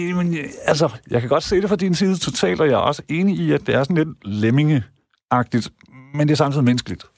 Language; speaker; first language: Danish; native; Danish